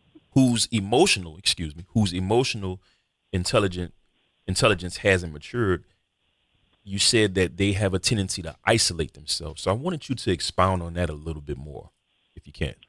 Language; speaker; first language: English; native; English